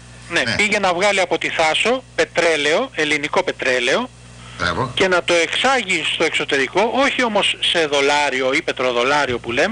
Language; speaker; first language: Greek; native; Greek